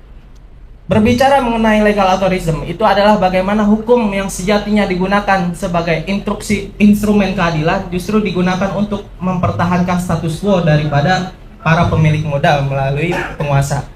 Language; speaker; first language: Indonesian; native; Indonesian